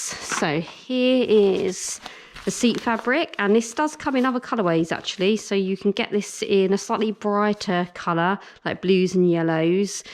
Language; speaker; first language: English; native; English